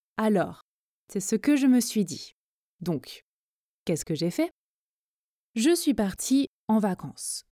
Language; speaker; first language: French; native; French